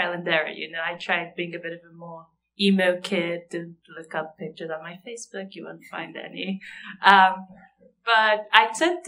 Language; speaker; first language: English; non-native, fluent; Portuguese